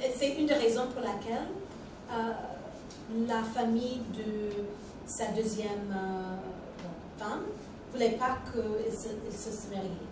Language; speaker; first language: French; non-native, fluent; English